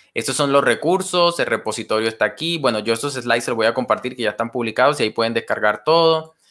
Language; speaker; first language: Spanish; native; Spanish